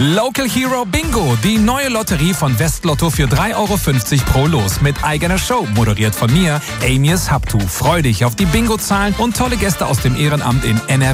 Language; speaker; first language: German; native; German